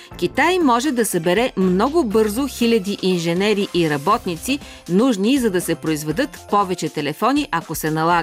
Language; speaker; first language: Bulgarian; native; Bulgarian